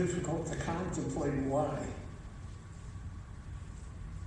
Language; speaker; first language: English; early bilingual, other home language; Yiddish